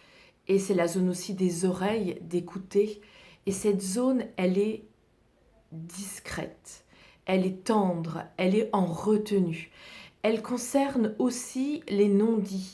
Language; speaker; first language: French; native; French